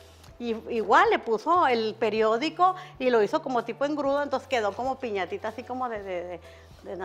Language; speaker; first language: Spanish; native; Spanish